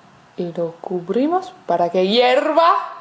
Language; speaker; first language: Spanish; non-native, fluent; English